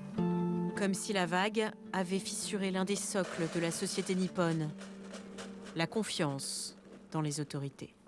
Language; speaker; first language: French; native; French